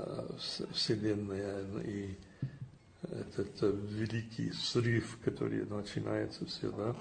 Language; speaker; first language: Russian; non-native, fluent; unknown